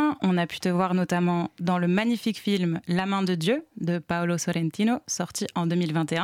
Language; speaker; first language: French; native; French